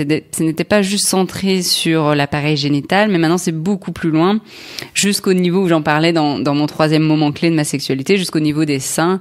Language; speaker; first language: French; native; French